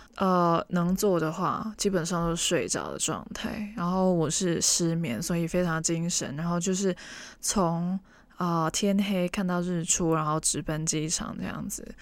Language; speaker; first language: Chinese; non-native, local second language; Cantonese